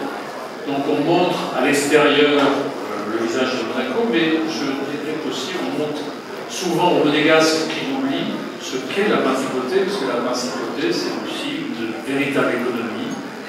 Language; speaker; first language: French; native; French